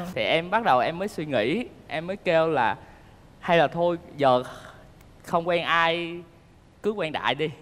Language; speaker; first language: Vietnamese; native; Vietnamese